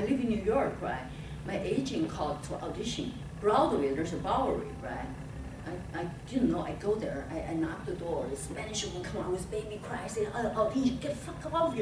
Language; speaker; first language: English; non-native, fluent; Chinese